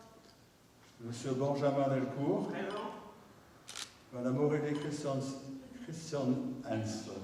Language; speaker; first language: French; native; French